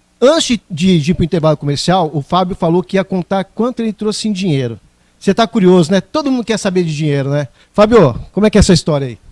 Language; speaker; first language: Portuguese; native; Portuguese